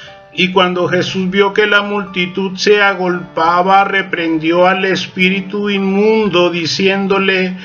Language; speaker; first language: Spanish; native; Spanish